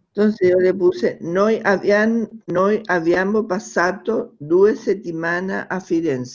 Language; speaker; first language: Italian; non-native, learner; Spanish